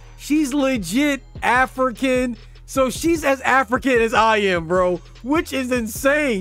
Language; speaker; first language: English; native; English